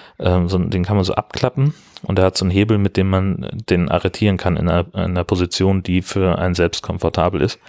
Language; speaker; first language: German; native; German